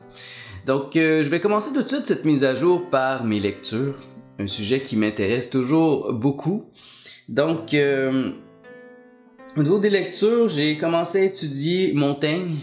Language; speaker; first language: French; native; French